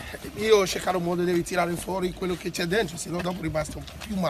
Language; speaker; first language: Italian; non-native, learner; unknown